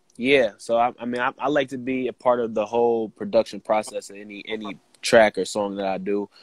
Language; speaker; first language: English; native; English